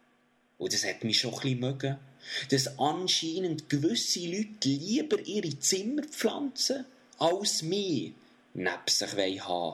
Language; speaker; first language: German; native; German